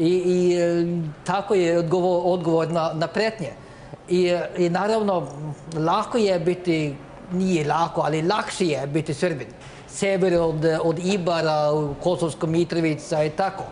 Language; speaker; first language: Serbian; non-native, learner; Norwegian